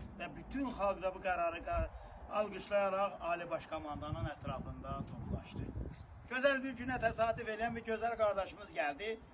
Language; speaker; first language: Azerbaijani; non-native, local second language; Talysh